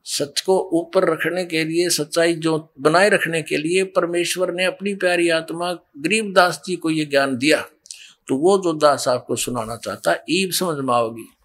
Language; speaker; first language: Hindi; native; Hindi